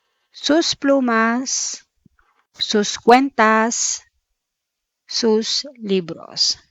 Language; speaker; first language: Spanish; non-native, fluent; Filipino